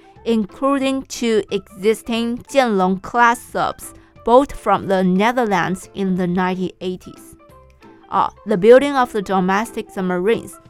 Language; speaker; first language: English; non-native, fluent; Chinese